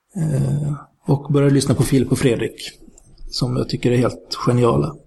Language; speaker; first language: Swedish; native; Swedish